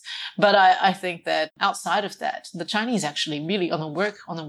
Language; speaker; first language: English; native; English